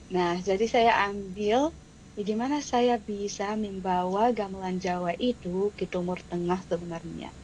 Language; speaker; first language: Indonesian; non-native, fluent; Arabic